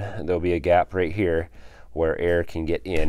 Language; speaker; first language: English; native; English